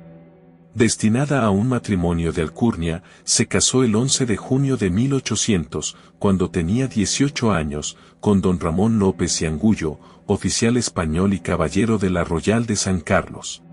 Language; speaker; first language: Spanish; native; Spanish